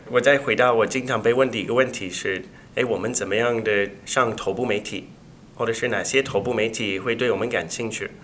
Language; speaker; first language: Chinese; non-native, fluent; English